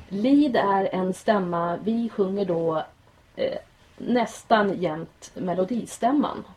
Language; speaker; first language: Swedish; native; Swedish